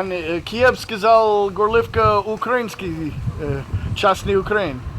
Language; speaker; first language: Russian; non-native, learner; English